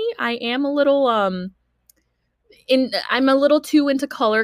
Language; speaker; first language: English; early bilingual, other home language; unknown